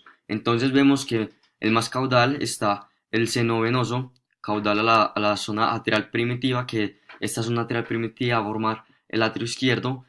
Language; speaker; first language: Spanish; native; Spanish